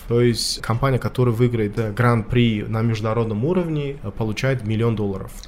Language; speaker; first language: Russian; non-native, local second language; Tajik